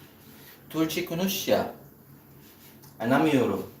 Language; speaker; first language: Turkish; non-native, learner; Filipino